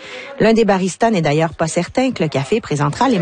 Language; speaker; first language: French; native; French